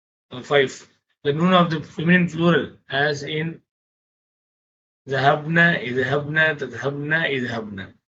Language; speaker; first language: English; non-native, local second language; Tamil